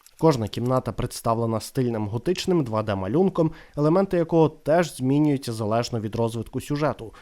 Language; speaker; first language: Ukrainian; native; Ukrainian